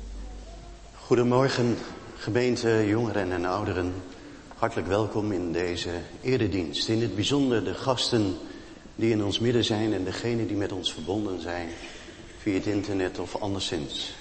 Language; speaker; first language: Dutch; native; Dutch